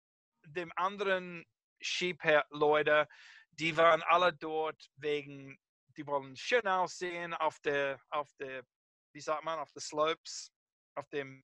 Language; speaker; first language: German; non-native, fluent; English